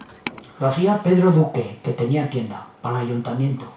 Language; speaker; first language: Spanish; native; Spanish